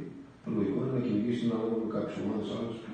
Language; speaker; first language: Greek; non-native, learner; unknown